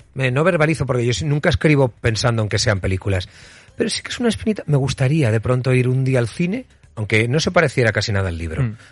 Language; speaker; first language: Spanish; native; Spanish